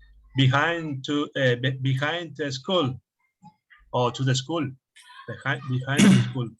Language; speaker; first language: English; non-native, learner; Spanish